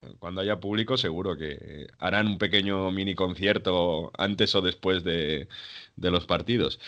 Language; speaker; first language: Spanish; native; Spanish